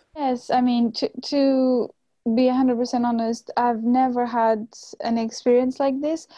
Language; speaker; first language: English; non-native, fluent; Portuguese